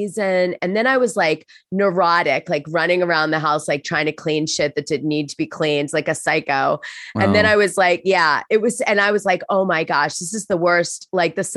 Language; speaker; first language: English; native; English